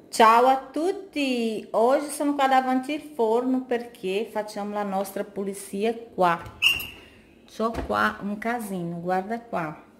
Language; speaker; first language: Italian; non-native, fluent; Portuguese